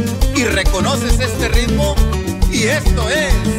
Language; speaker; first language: Spanish; native; Spanish